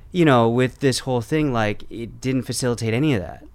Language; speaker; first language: English; native; English